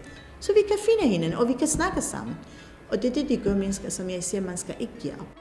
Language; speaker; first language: Danish; non-native, fluent; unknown